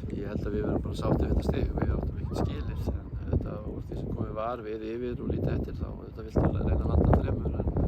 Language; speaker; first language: Icelandic; native; Icelandic